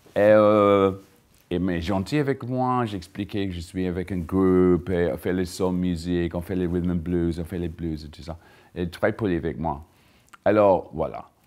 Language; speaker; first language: French; non-native, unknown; English